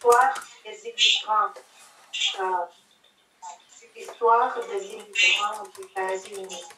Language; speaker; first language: French; non-native, fluent; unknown